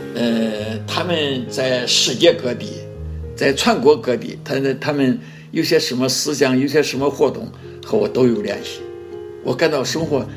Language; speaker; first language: Chinese; native; Chinese